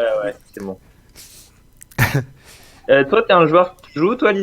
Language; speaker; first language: French; native; French